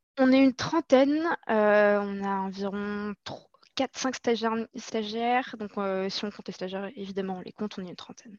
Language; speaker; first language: French; non-native, local second language; Arabic